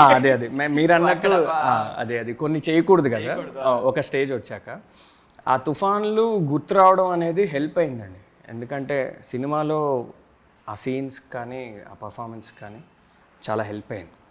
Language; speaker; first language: Telugu; native; Telugu